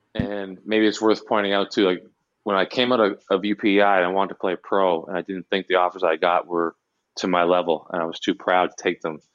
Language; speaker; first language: English; native; English